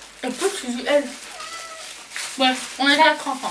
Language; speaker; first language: French; native; French